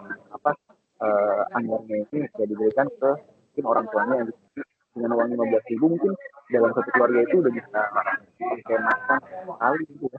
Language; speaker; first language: Indonesian; native; Indonesian